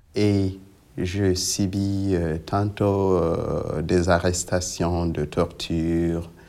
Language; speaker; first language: French; non-native, local second language; Swahili